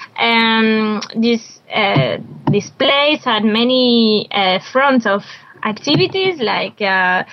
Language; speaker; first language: English; non-native, learner; French